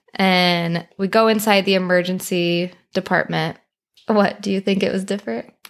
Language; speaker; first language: English; native; English